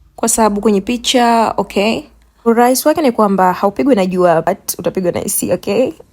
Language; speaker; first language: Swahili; native; Swahili